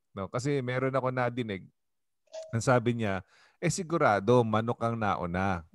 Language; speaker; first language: Filipino; native; Filipino